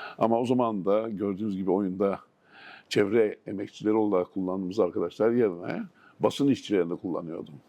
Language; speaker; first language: Turkish; native; Turkish